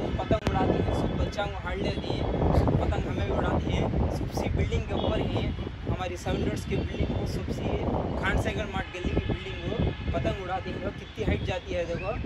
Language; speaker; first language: Hindi; non-native, local second language; Urdu